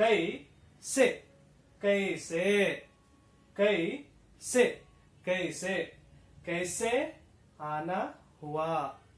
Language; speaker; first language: Hindi; non-native, local second language; Kannada